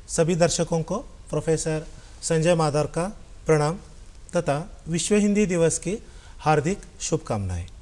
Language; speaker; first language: Hindi; non-native, local second language; Kannada